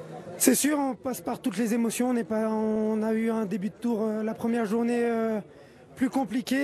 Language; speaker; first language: French; native; French